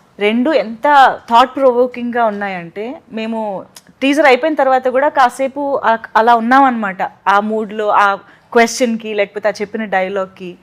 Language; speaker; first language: Telugu; native; Telugu